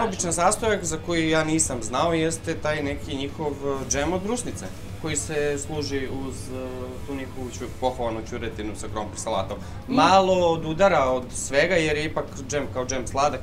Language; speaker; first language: Serbian; native; Serbian